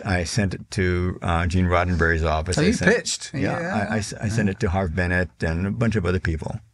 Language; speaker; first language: English; native; English